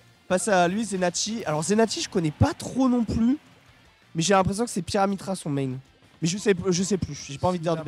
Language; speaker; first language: French; native; French